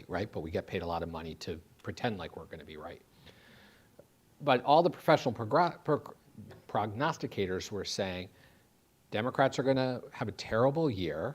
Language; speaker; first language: English; native; English